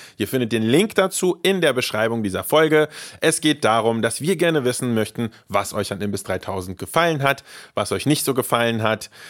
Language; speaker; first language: German; early bilingual, other home language; Russian